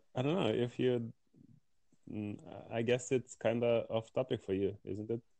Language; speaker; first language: English; non-native, fluent; Lithuanian